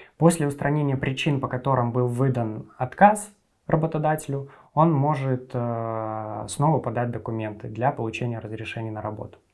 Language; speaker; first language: Russian; native; Russian